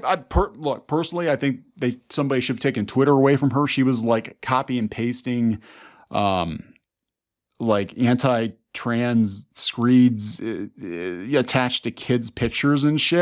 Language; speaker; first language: English; native; English